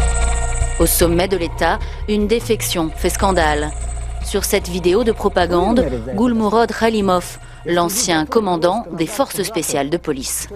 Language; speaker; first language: French; native; French